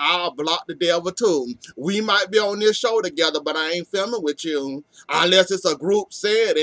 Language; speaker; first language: English; native; English